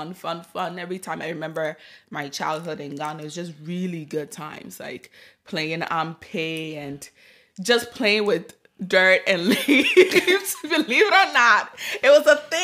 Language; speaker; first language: English; early bilingual, other home language; Akan